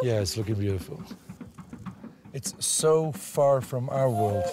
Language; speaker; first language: English; non-native, fluent; Dutch